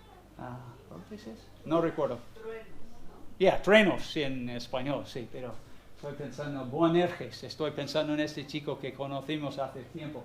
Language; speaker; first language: Spanish; non-native, fluent; English